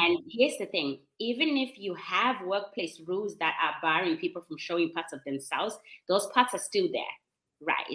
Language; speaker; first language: English; non-native, local second language; Shona